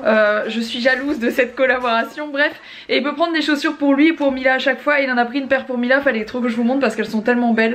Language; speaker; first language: French; native; French